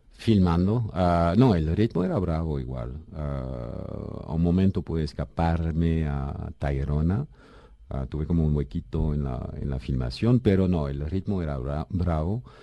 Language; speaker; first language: Spanish; non-native, fluent; French